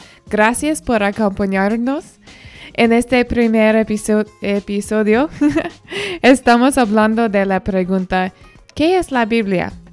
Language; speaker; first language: Spanish; non-native, learner; English